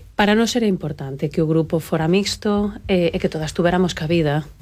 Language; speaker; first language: Galician; native; Galician